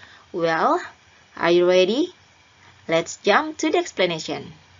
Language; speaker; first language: English; non-native, fluent; Indonesian